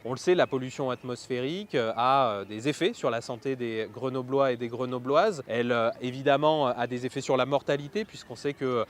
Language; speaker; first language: French; native; French